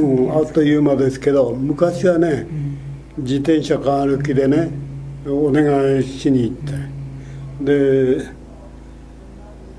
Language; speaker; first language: Japanese; native; Japanese